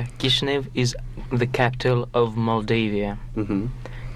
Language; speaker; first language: English; non-native, fluent; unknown